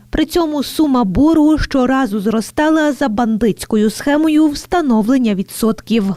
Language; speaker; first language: Ukrainian; native; Ukrainian